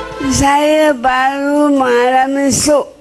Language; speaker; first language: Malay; non-native, local second language; Chinese